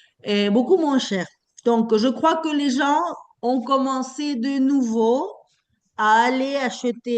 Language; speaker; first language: French; non-native, fluent; Spanish